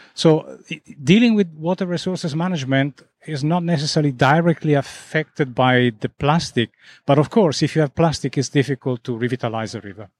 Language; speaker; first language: English; non-native, fluent; Italian